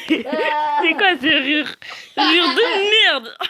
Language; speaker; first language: French; native; French